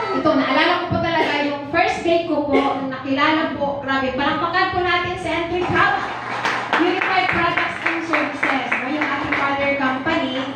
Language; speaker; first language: Filipino; non-native, local second language; Cebuano